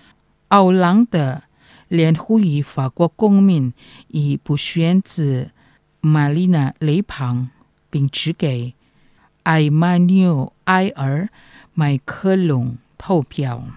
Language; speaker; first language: Chinese; non-native, fluent; Indonesian